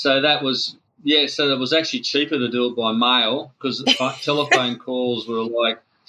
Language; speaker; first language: English; native; English